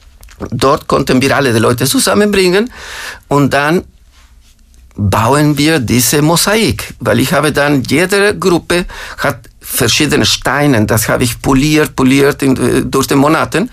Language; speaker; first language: German; non-native, fluent; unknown